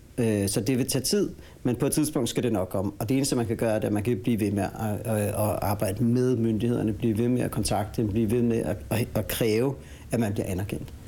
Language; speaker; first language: Danish; native; Danish